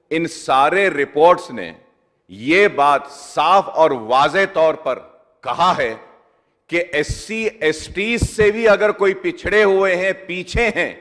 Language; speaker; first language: Urdu; native; Urdu